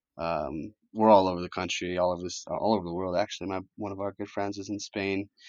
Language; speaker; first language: English; early bilingual, other home language; Spanish